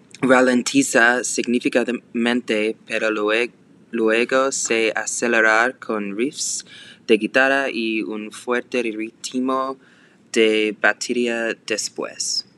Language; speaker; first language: Spanish; non-native, learner; English